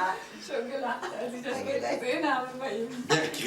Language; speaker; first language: German; non-native, fluent; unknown